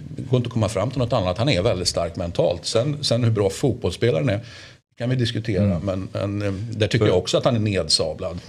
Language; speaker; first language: Swedish; native; Swedish